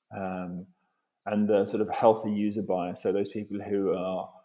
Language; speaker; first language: English; native; English